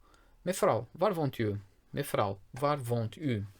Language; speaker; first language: Dutch; non-native, fluent; Portuguese